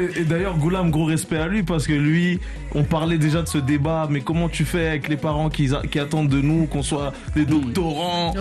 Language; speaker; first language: French; non-native, local second language; Ngazidja Comorian